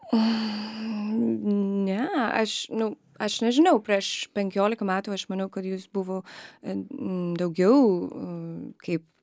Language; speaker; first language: Lithuanian; early bilingual, other home language; English